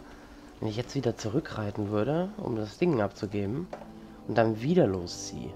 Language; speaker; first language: German; native; German